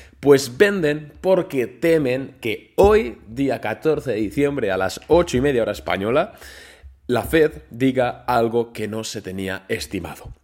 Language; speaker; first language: Spanish; native; Spanish